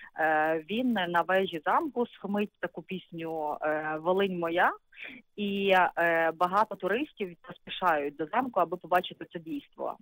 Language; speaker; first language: Ukrainian; native; Ukrainian